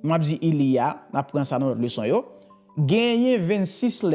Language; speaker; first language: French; non-native, learner; Haitian Creole